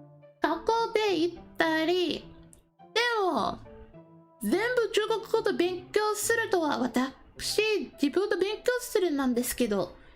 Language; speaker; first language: Japanese; non-native, learner; English